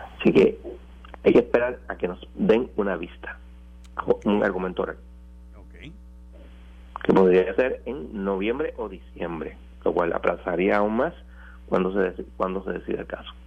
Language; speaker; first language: Spanish; native; Spanish